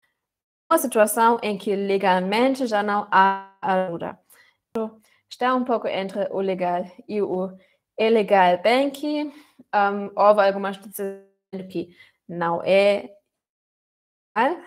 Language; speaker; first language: Portuguese; non-native, fluent; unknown